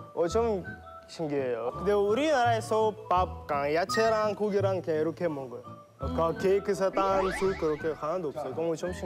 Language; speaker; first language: Korean; non-native, learner; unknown